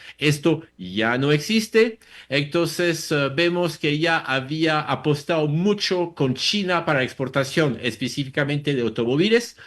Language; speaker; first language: Spanish; non-native, fluent; French